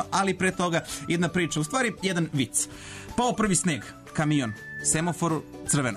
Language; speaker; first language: Serbian; native; Serbian